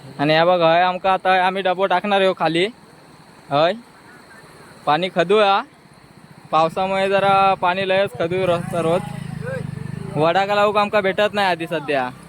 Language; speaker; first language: Marathi; native; Marathi